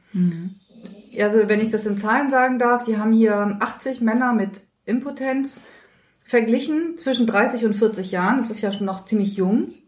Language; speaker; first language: German; native; German